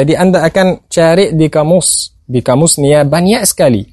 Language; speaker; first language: Indonesian; non-native, fluent; Arabic